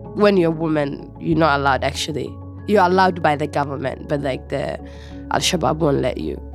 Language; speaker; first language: English; non-native, fluent; Somali